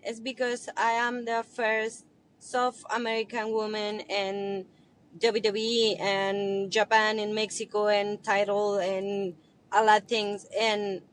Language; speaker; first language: English; non-native, learner; Spanish